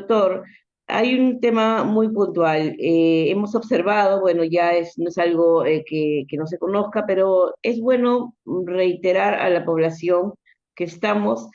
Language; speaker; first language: Spanish; native; Spanish